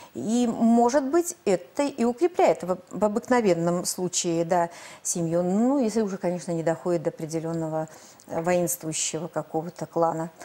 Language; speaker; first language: Russian; native; Russian